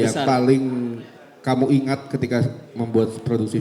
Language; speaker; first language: Indonesian; native; Indonesian